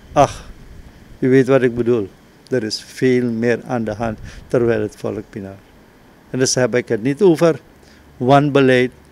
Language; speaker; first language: Dutch; native; Dutch